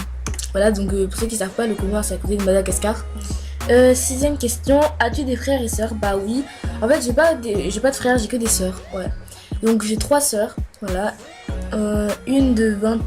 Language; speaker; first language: French; native; French